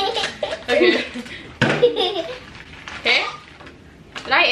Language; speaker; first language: Spanish; early bilingual, heritage; Spanish